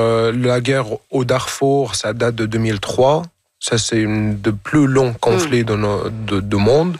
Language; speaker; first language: French; non-native, fluent; Arabic